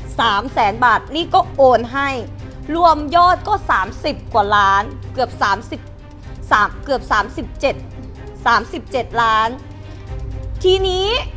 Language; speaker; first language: Thai; non-native, fluent; Vietnamese